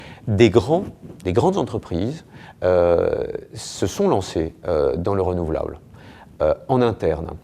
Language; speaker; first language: French; native; French